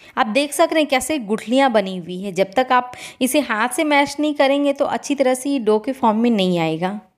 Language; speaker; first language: Hindi; native; Hindi